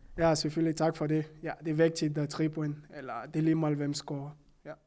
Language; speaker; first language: Danish; non-native, fluent; French